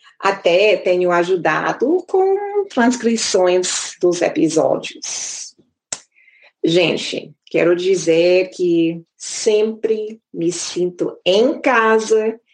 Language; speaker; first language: Portuguese; non-native, fluent; English